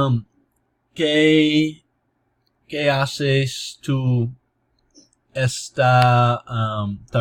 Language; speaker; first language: Spanish; non-native, learner; English